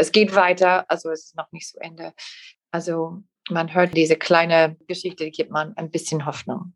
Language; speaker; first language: German; non-native, fluent; English